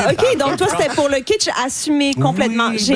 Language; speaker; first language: French; native; French